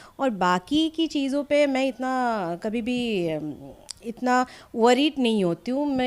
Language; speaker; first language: Hindi; non-native, local second language; Assamese